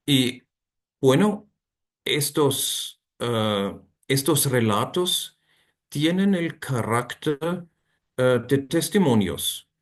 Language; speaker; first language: Spanish; non-native, fluent; German